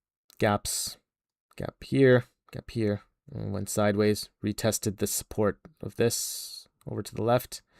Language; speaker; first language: English; native; English